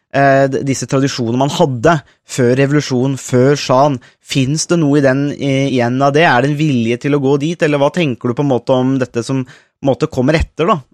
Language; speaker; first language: Norwegian; native; Norwegian